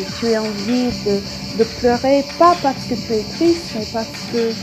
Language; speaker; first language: French; non-native, fluent; English